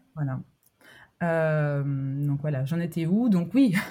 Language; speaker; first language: French; early bilingual, other home language; Albanian